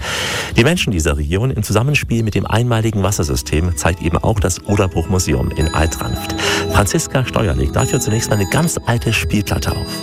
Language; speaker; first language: German; native; German